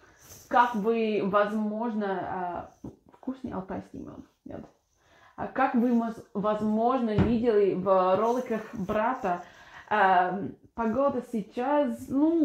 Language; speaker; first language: Russian; non-native, fluent; English